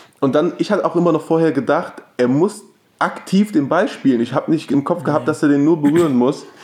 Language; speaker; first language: German; native; German